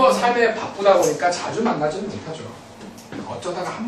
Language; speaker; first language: Korean; native; Korean